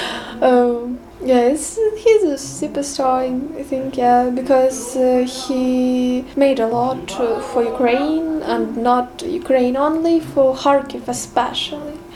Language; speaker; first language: English; non-native, learner; Ukrainian